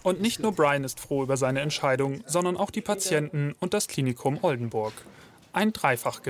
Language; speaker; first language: German; native; German